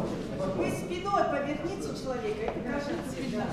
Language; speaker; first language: Russian; native; Russian